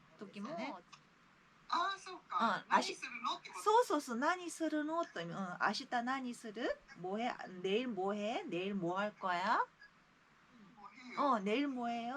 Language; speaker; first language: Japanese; non-native, fluent; Korean